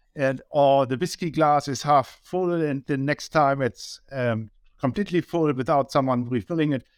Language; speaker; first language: English; non-native, fluent; German